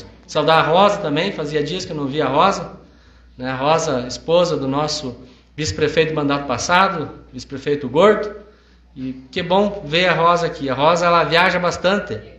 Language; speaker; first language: Portuguese; native; Portuguese